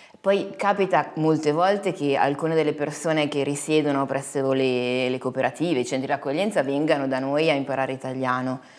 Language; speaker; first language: Italian; native; Italian